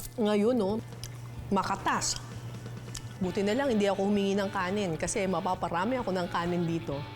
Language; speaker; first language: Filipino; native; Filipino